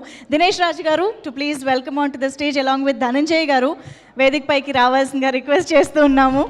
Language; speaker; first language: Telugu; native; Telugu